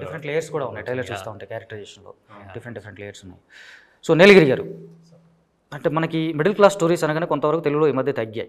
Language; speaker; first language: Telugu; native; Telugu